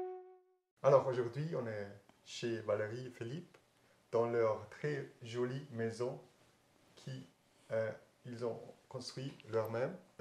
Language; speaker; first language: French; non-native, fluent; German